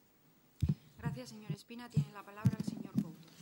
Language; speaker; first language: Spanish; native; Spanish